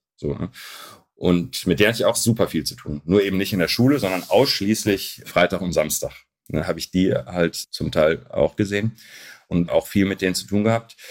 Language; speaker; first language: German; early bilingual, other home language; Arabic